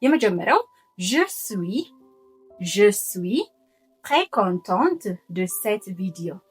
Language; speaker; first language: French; non-native, fluent; Amharic